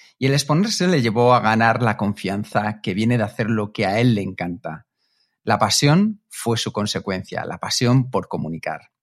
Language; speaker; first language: Spanish; native; Spanish